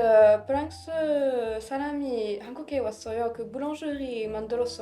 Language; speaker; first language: Korean; non-native, learner; French